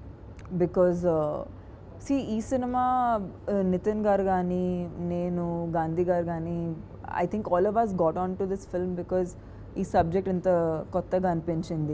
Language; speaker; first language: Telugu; non-native, fluent; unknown